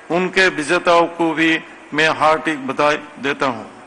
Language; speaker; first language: Hindi; non-native, local second language; Assamese